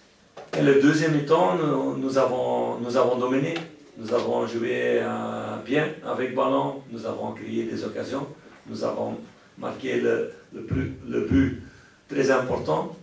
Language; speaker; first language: French; non-native, local second language; Dutch